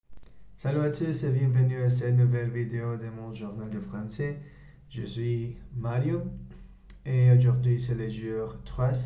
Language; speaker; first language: French; non-native, learner; Spanish